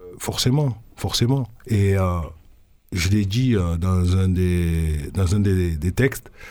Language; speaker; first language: French; native; French